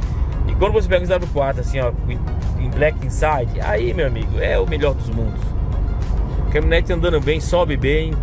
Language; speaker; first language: Portuguese; native; Portuguese